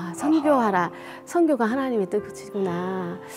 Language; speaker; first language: Korean; native; Korean